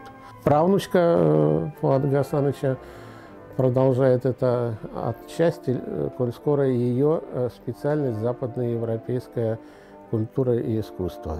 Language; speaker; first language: Russian; native; Russian